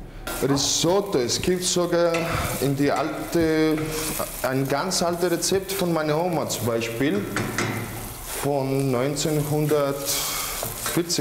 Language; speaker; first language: German; non-native, fluent; Greek